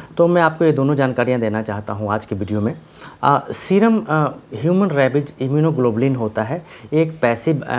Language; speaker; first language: Hindi; native; Hindi